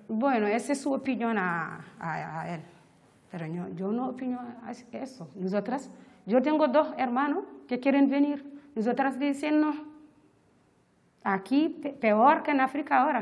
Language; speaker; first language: Spanish; non-native, learner; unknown